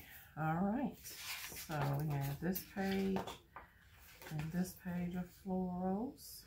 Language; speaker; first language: English; native; English